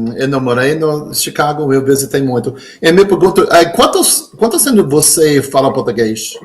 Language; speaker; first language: Portuguese; non-native, learner; English